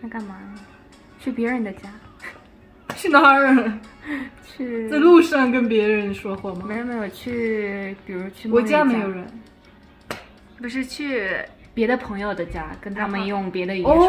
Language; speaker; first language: Chinese; non-native, fluent; Mongolian